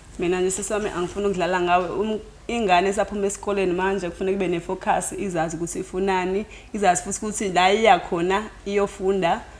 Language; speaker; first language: Zulu; non-native, local second language; Xhosa